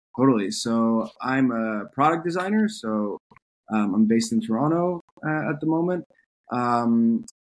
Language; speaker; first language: English; non-native, fluent; French